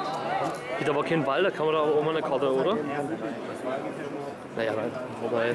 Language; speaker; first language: German; native; German